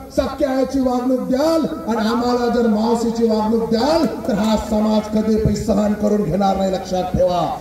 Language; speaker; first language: Marathi; non-native, local second language; Lambadi